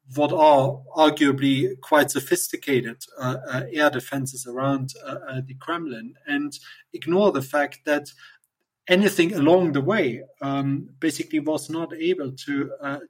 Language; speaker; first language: English; non-native, fluent; German